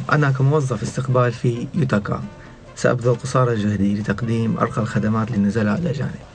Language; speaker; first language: Japanese; non-native, fluent; Arabic